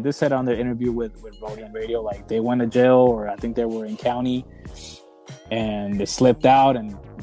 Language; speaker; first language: English; early bilingual, other home language; Spanish